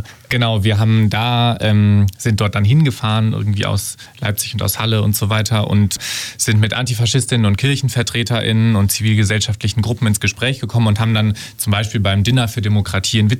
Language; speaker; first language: German; native; German